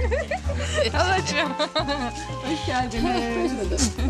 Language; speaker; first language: Turkish; native; Turkish